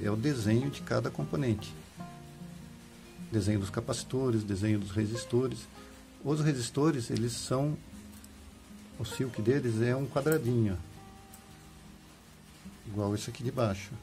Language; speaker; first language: Portuguese; native; Portuguese